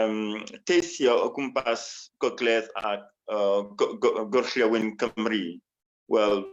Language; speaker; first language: Welsh; non-native, fluent; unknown